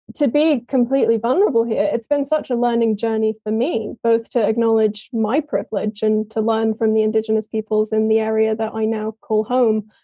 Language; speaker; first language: English; native; English